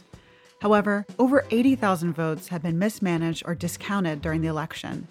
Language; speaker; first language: English; native; English